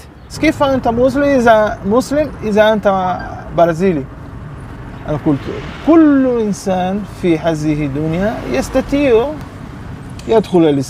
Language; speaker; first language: Arabic; non-native, learner; Portuguese